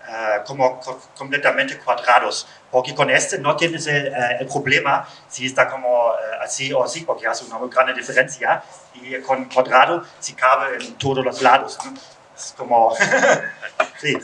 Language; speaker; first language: Spanish; non-native, learner; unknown